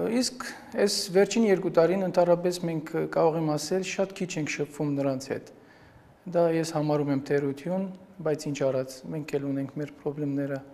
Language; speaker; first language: Armenian; early bilingual, heritage; Armenian